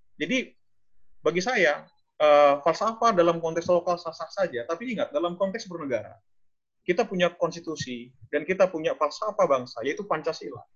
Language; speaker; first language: Indonesian; non-native, local second language; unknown